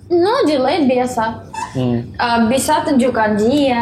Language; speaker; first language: Indonesian; non-native, learner; Russian